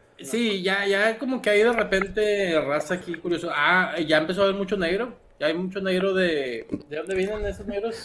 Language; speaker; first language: Spanish; native; Spanish